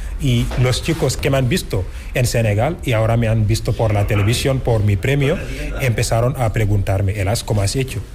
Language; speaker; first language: Spanish; non-native, fluent; Wolof